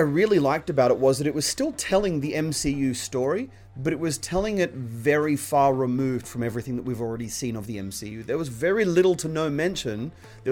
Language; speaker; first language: English; native; English